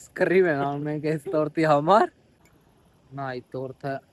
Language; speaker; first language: Armenian; non-native, learner; Hindi